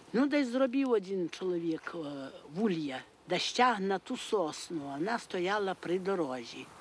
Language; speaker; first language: Belarusian; native; Belarusian